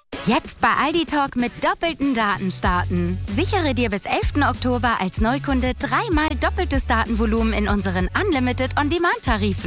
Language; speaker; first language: German; native; German